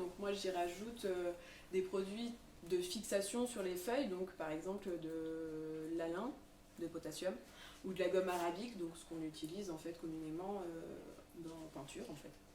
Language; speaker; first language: French; native; French